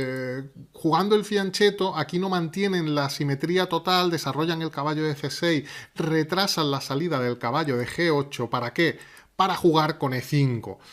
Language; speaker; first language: Spanish; native; Spanish